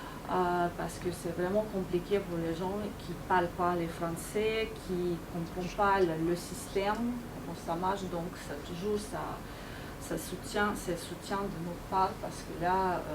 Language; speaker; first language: French; non-native, fluent; Ukrainian